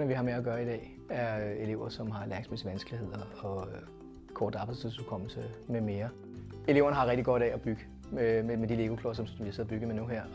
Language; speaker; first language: Danish; native; Danish